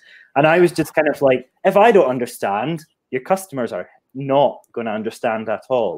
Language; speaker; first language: English; native; English